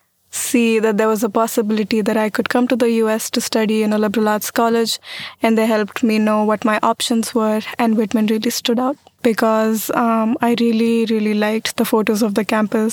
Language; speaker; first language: English; non-native, local second language; Marathi